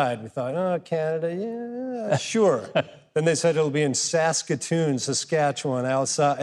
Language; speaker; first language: English; non-native, fluent; German